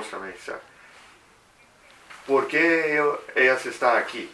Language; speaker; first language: Spanish; non-native, learner; English